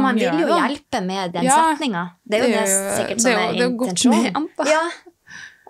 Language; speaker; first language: Norwegian; native; Norwegian